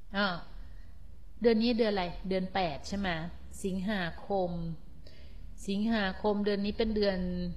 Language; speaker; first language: Thai; native; Thai